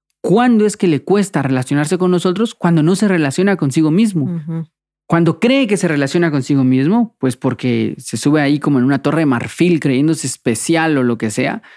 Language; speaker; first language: Spanish; native; Spanish